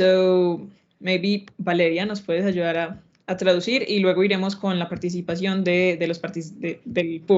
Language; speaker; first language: Spanish; native; Spanish